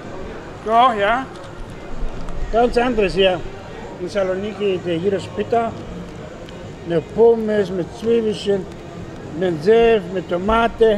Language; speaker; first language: German; non-native, learner; Greek